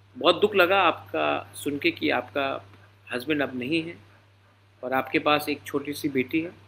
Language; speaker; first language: Hindi; non-native, local second language; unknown